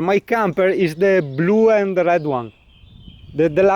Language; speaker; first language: English; non-native, learner; Italian